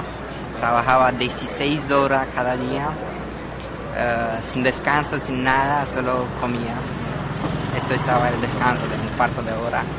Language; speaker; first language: Spanish; non-native, fluent; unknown